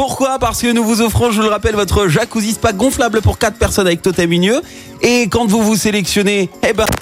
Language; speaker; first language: French; native; French